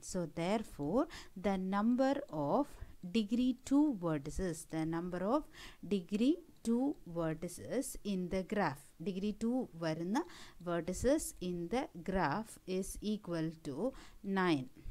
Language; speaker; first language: English; non-native, local second language; Malayalam